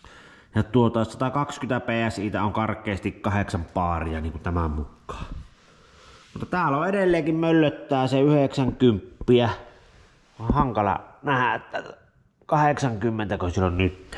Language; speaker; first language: Finnish; native; Finnish